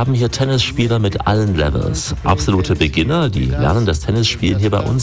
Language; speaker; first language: German; native; German